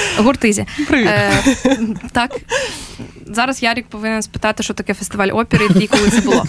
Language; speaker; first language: Ukrainian; native; Ukrainian